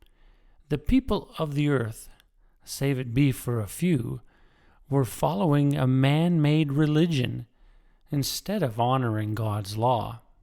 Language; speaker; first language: English; native; English